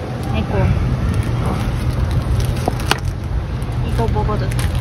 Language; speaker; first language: Korean; non-native, learner; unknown